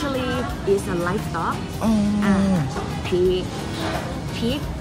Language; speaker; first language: English; non-native, learner; Thai